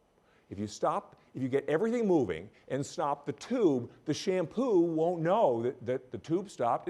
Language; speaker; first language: English; native; English